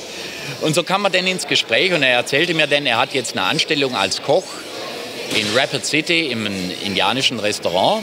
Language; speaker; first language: German; native; German